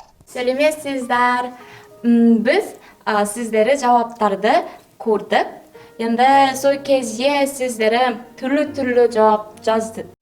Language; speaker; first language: Kazakh; non-native, learner; Korean